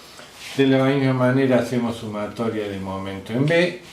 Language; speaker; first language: Spanish; native; Spanish